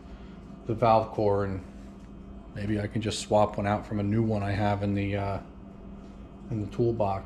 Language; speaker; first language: English; native; English